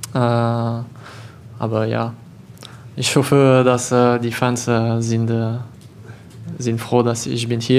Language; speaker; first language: German; non-native, learner; French